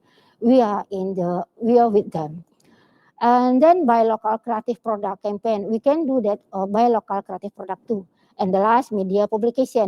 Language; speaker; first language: English; non-native, learner; Indonesian